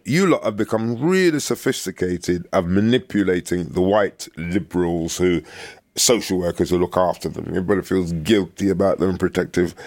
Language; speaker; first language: English; native; English